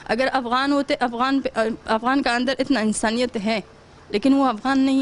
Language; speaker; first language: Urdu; non-native, learner; Pashto